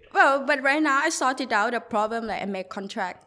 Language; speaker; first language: English; non-native, learner; Thai